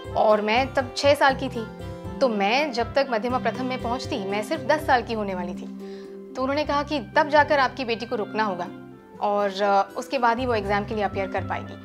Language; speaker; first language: Hindi; non-native, local second language; Gujarati